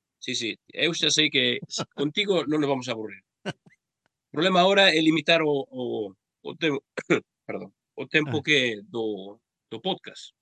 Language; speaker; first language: Galician; native; Galician